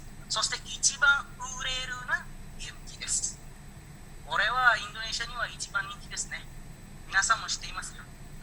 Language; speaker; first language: Japanese; non-native, learner; Indonesian